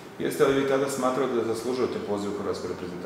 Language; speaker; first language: Serbian; native; Serbian